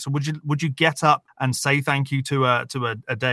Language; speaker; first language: English; native; English